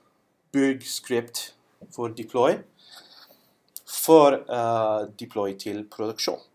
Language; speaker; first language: Norwegian; non-native, learner; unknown